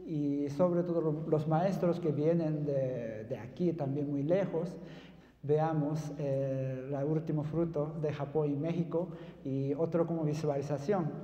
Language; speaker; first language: Spanish; non-native, fluent; Japanese